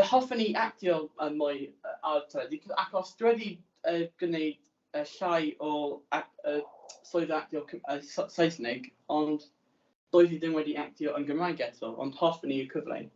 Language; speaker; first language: Welsh; non-native, learner; English